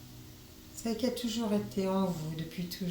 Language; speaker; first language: French; native; French